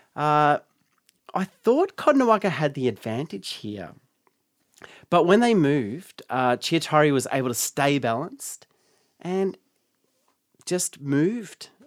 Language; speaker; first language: English; native; English